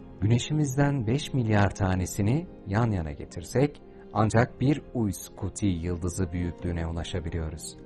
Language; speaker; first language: Turkish; native; Turkish